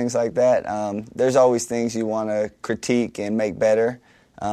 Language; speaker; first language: English; native; English